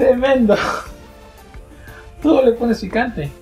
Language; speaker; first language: Spanish; non-native, fluent; Haitian Creole